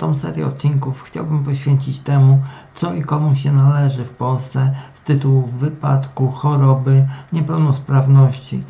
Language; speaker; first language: Polish; native; Polish